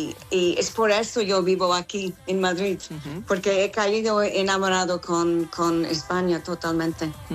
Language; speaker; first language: Spanish; non-native, fluent; English